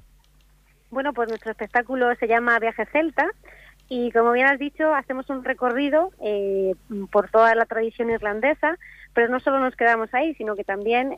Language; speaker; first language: Spanish; native; Spanish